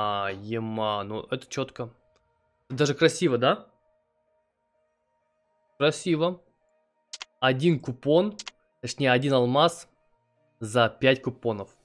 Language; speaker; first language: Russian; native; Russian